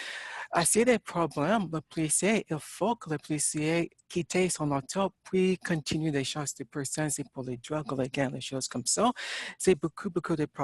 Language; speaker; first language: French; non-native, learner; English